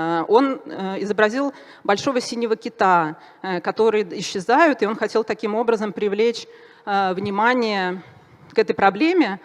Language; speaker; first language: Russian; native; Russian